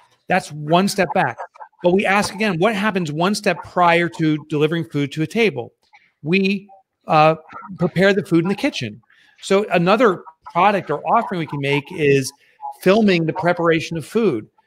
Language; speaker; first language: English; native; English